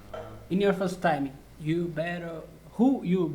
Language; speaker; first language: English; non-native, learner; Portuguese